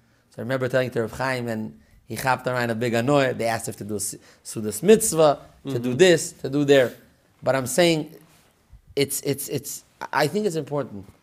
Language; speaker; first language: English; early bilingual, other home language; Hebrew